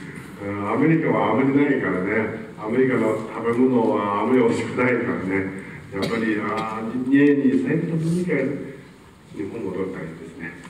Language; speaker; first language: Japanese; non-native, fluent; Mongolian